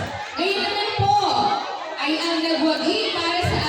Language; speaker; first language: Filipino; native; Filipino